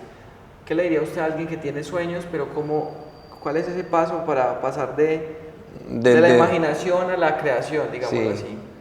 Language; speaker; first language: Spanish; native; Spanish